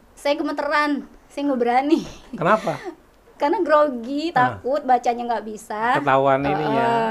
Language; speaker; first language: Indonesian; native; Indonesian